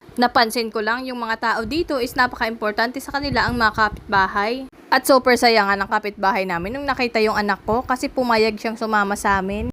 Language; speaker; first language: Filipino; native; Filipino